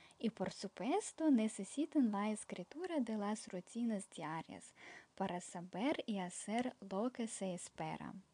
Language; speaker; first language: Spanish; non-native, fluent; Ukrainian